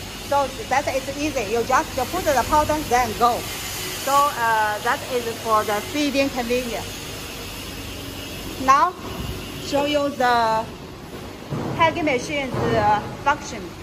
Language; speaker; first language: English; non-native, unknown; Chinese